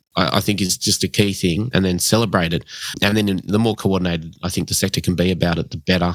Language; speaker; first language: English; early bilingual, other home language; Hindi